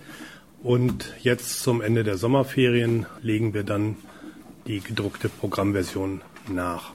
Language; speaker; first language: German; native; German